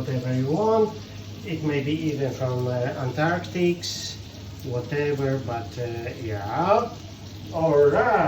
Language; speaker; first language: English; non-native, fluent; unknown